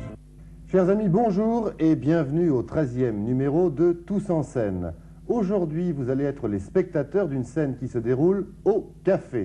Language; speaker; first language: French; native; French